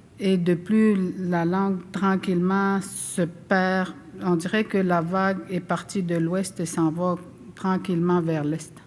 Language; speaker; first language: French; non-native, local second language; Innu-aimun